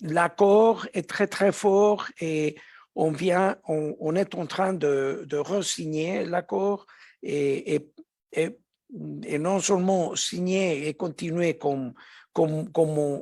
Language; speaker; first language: French; non-native, fluent; Spanish